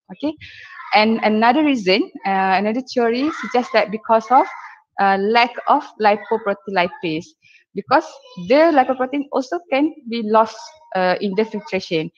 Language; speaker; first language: English; non-native, local second language; Malay